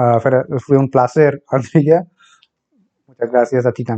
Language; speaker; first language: Spanish; non-native, fluent; Bangla